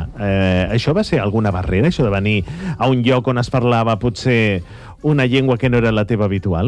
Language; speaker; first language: Catalan; native; Catalan